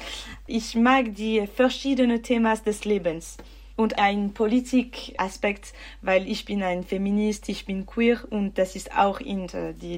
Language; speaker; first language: German; non-native, learner; French